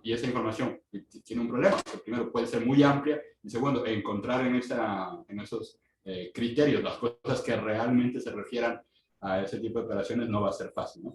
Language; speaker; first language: Spanish; native; Spanish